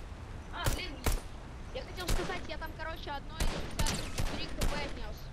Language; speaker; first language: Russian; native; Russian